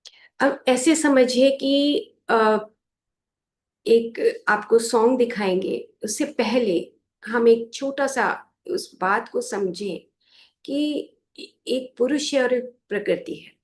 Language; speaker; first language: Hindi; native; Hindi